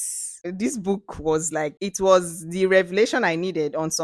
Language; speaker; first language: English; non-native, local second language; Ibibio